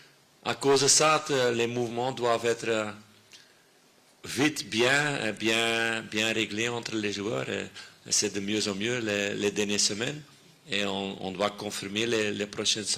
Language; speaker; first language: French; non-native, fluent; Dutch